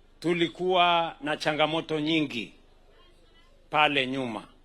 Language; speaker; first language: Swahili; non-native, local second language; Kalenjin